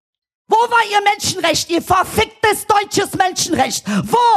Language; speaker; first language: German; early bilingual, other home language; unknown